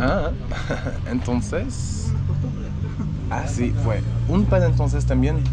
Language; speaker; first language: Spanish; non-native, fluent; French